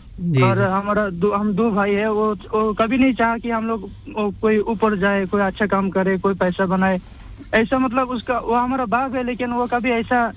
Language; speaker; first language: Hindi; non-native, fluent; Bangla